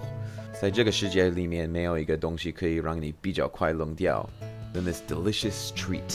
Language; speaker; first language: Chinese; non-native, fluent; English